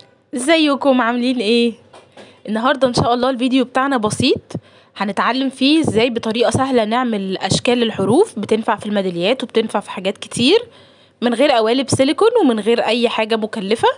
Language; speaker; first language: Arabic; native; Arabic